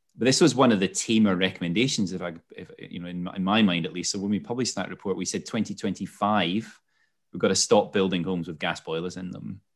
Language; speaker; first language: English; native; English